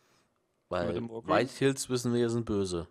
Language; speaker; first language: German; native; German